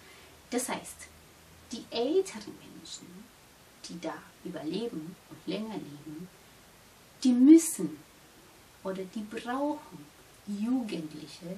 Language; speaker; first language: German; non-native, fluent; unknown